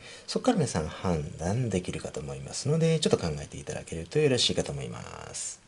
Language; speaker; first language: Japanese; native; Japanese